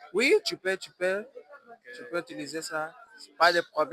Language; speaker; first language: French; non-native, learner; Portuguese